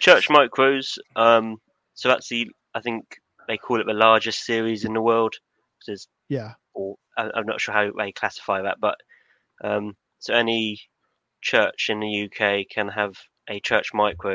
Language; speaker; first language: English; native; English